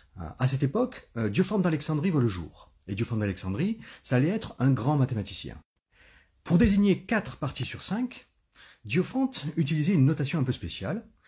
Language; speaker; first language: French; native; French